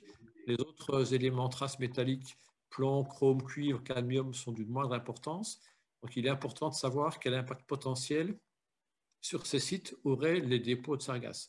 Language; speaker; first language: French; native; French